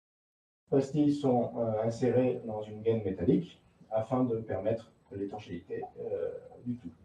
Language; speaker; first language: French; native; French